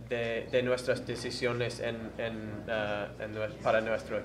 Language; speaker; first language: Spanish; non-native, fluent; English